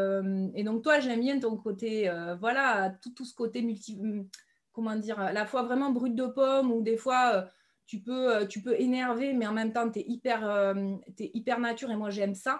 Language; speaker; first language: French; native; French